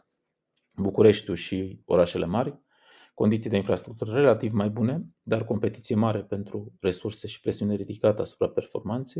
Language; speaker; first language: Romanian; native; Romanian